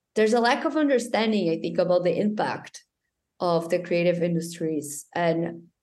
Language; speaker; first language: English; non-native, fluent; Portuguese